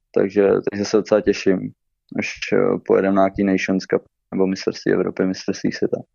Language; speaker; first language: Czech; native; Czech